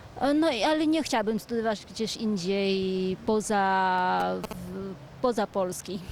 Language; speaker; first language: Polish; non-native, fluent; Vietnamese